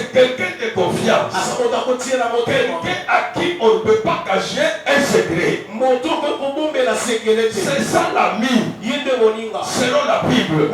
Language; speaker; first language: French; non-native, local second language; Lingala